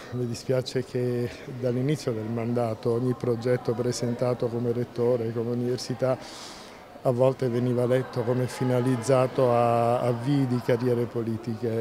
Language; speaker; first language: Italian; native; Italian